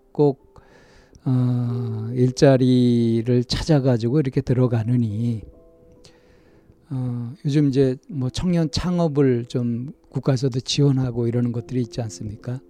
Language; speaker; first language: Korean; native; Korean